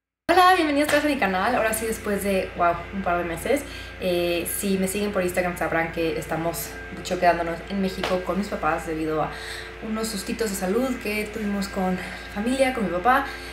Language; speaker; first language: Spanish; native; Spanish